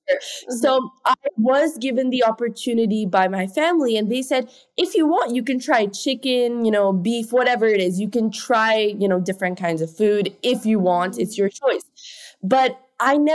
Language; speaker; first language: English; non-native, local second language; Hindi